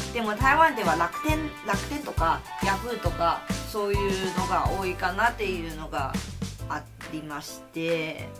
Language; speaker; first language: Japanese; non-native, fluent; Chinese